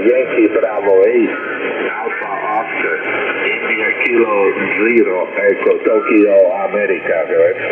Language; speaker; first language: English; non-native, fluent; Italian